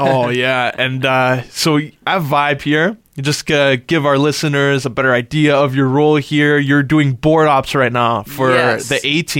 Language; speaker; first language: English; native; English